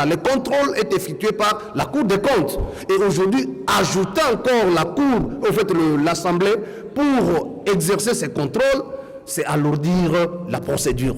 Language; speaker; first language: French; native; French